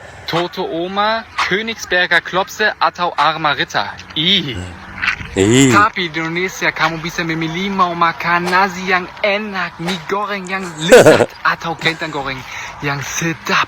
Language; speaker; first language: Indonesian; non-native, learner; German